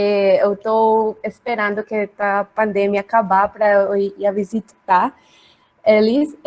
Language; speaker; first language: Portuguese; non-native, learner; Spanish